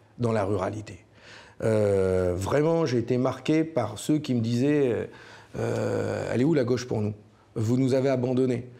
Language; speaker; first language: French; native; French